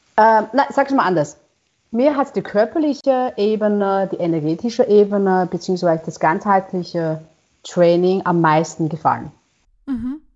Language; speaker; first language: German; non-native, fluent; Chinese